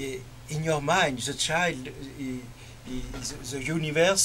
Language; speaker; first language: English; non-native, learner; French